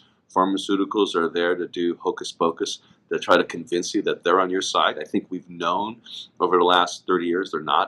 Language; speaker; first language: English; native; English